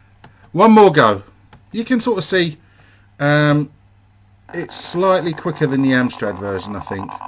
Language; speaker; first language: English; native; English